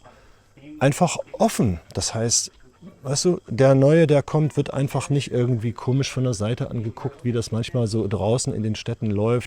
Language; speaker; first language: German; native; German